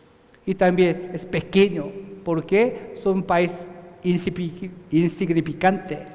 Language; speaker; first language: Spanish; non-native, fluent; Korean